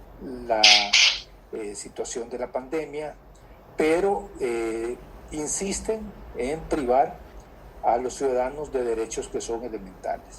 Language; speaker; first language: Spanish; native; Spanish